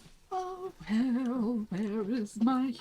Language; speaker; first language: English; native; English